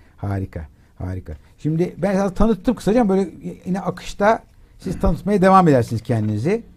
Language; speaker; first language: Turkish; early bilingual, heritage; Turkish